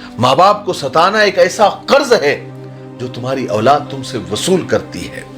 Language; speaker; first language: Urdu; native; Urdu